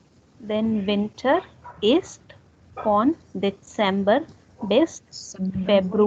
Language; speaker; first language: German; non-native, learner; Hindi